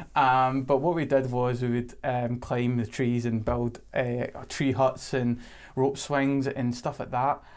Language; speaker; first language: English; native; English